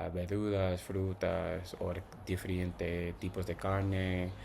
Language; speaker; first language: Spanish; non-native, learner; English